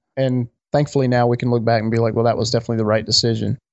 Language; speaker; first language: English; native; English